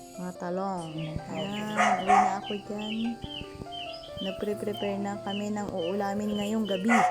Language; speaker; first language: Filipino; non-native, local second language; Iloko